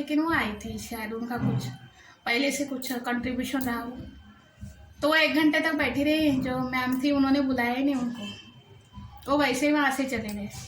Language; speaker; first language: Hindi; non-native, local second language; Marathi